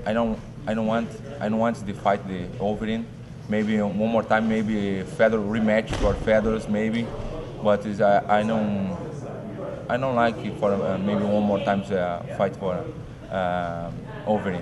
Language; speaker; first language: English; non-native, learner; Portuguese